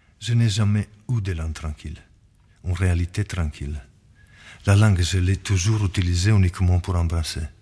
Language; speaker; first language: French; non-native, fluent; Italian